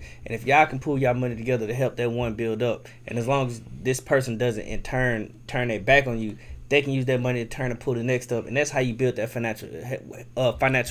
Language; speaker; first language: English; native; English